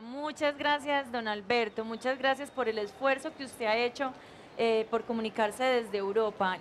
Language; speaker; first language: Spanish; native; Spanish